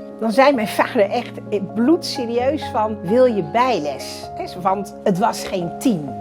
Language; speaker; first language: Dutch; early bilingual, other home language; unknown